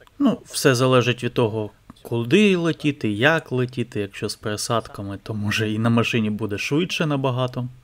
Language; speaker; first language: Ukrainian; non-native, local second language; Russian